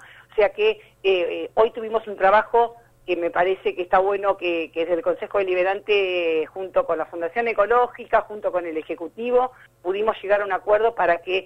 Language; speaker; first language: Spanish; native; Spanish